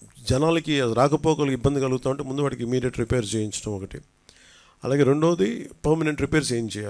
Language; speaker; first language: Telugu; native; Telugu